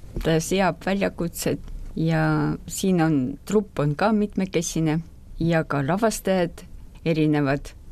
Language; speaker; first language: Estonian; non-native, fluent; Russian